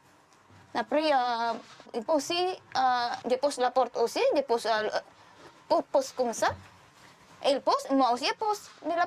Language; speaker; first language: French; non-native, learner; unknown